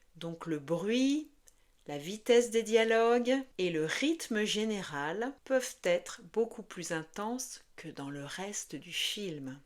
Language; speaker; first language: French; native; French